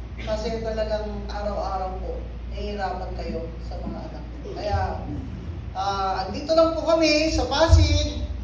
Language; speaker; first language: Filipino; non-native, local second language; Hiligaynon